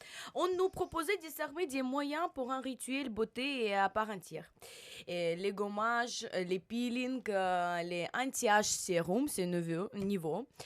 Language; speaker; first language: French; non-native, learner; Russian